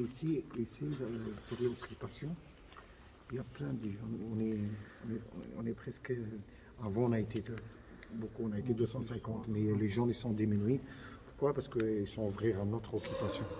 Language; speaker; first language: French; non-native, fluent; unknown